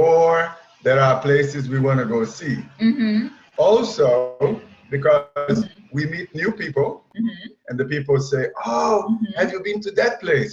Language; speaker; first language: English; non-native, fluent; Portuguese